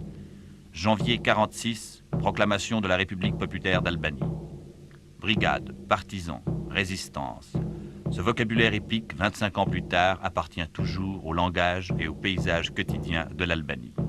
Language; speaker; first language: French; native; French